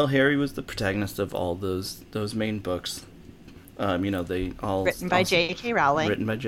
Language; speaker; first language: English; native; English